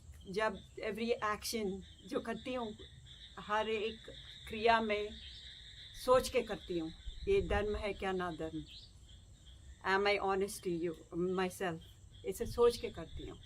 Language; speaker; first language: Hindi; non-native, local second language; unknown